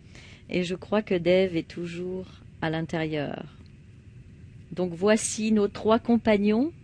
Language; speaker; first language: French; native; French